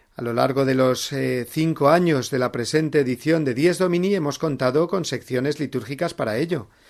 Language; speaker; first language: Spanish; native; Spanish